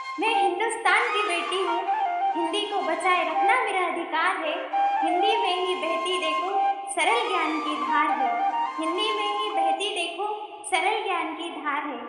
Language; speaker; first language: Hindi; native; Hindi